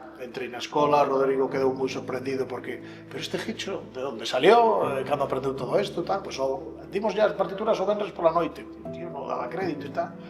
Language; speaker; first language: Galician; non-native, local second language; Spanish